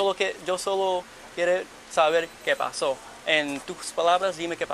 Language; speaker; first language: Spanish; early bilingual, heritage; Spanish